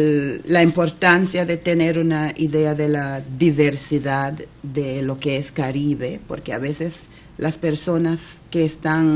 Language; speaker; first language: Spanish; non-native, fluent; English